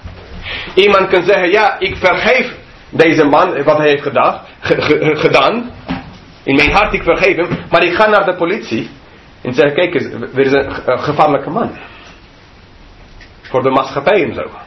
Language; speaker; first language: Dutch; non-native, fluent; English